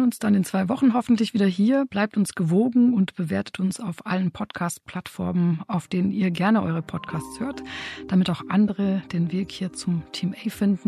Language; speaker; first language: German; native; German